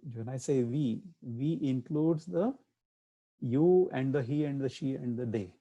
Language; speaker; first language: English; non-native, local second language; Marathi